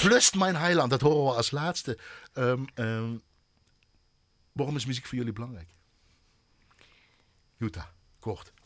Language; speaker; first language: Dutch; native; Dutch